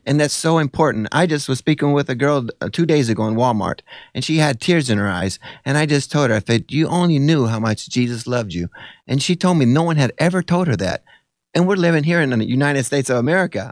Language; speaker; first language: English; early bilingual, other home language; Italian